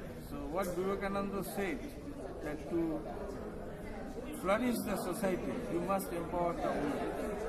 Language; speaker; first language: English; non-native, local second language; Bangla